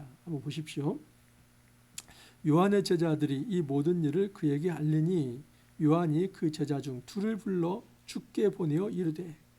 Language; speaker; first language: Korean; native; Korean